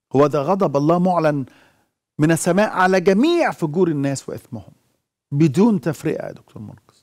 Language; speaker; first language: Arabic; native; Arabic